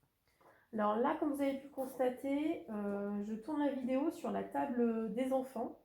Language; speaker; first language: French; native; French